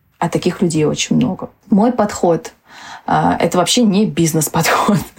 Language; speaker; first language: Russian; early bilingual, other home language; Tajik